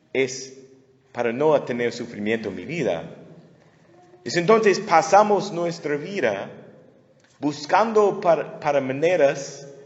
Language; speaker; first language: Spanish; non-native, fluent; English